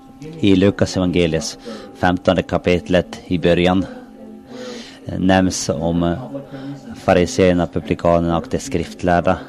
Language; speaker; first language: Swedish; non-native, local second language; Finnish